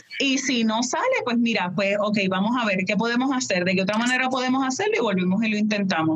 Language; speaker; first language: Spanish; native; Spanish